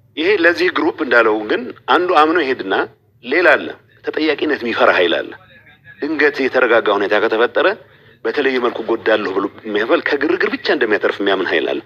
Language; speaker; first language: Amharic; non-native, local second language; Tigrinya